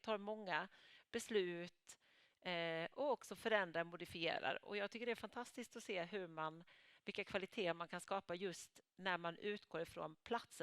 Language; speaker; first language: Swedish; native; Swedish